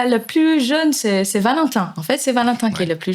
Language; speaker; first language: French; non-native, fluent; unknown